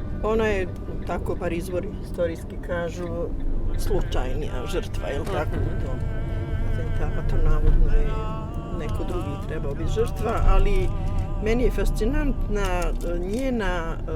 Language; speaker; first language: Bosnian; native; Bosnian